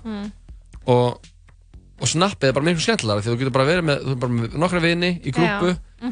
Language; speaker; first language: Icelandic; native; Icelandic